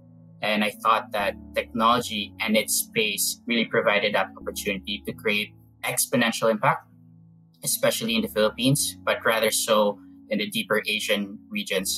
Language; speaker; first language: English; non-native, local second language; Filipino